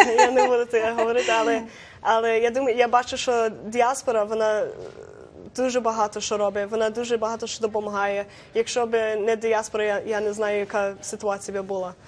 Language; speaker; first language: Ukrainian; early bilingual, heritage; Ukrainian